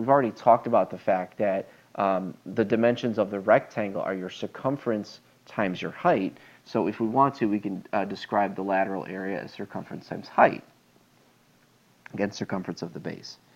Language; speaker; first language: English; native; English